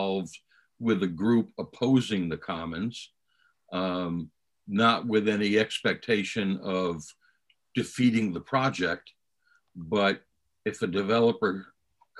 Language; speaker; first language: English; native; English